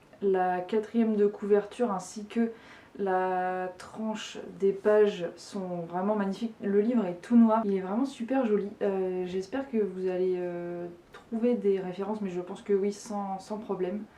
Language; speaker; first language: French; native; French